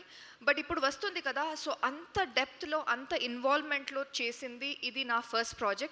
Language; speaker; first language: Telugu; non-native, fluent; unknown